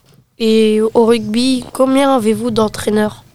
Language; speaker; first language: French; native; French